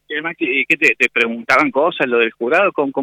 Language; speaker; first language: Spanish; native; Spanish